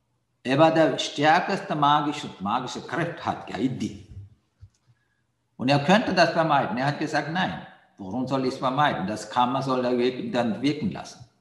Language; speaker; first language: German; non-native, learner; Sinhala